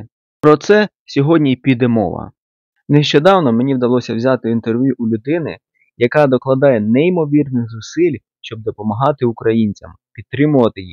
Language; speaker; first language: Ukrainian; native; Ukrainian